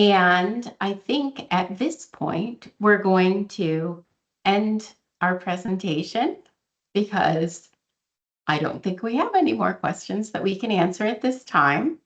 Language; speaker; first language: English; native; English